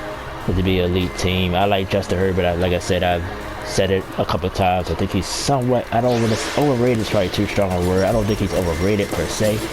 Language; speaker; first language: English; native; English